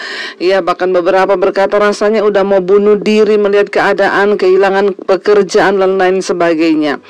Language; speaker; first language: Indonesian; native; Indonesian